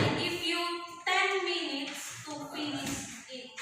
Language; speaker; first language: English; non-native, learner; Indonesian